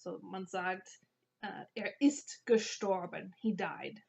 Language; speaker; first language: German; non-native, fluent; English